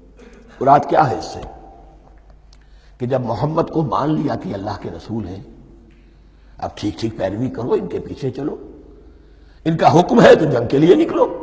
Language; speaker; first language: Urdu; native; Urdu